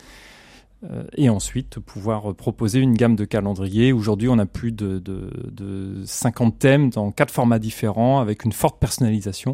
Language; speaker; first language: French; native; French